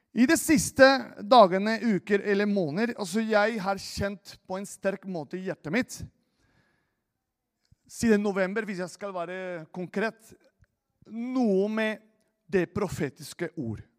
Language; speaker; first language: Norwegian; non-native, fluent; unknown